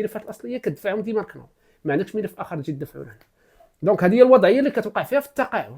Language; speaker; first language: Arabic; native; Arabic